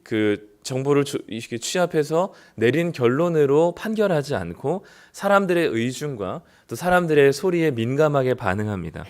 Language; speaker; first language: Korean; native; Korean